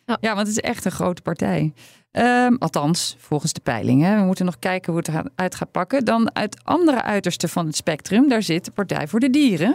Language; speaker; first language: Dutch; native; Dutch